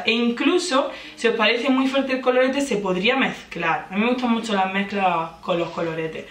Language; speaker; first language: Spanish; native; Spanish